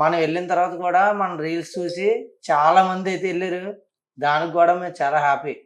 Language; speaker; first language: Telugu; native; Telugu